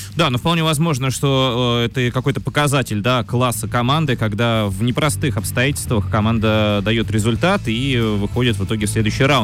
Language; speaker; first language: Russian; native; Russian